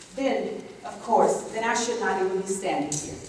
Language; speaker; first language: English; native; English